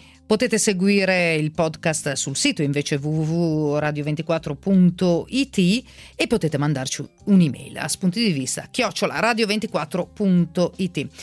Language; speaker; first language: Italian; native; Italian